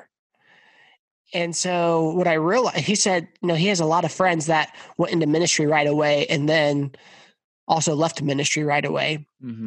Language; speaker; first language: English; native; English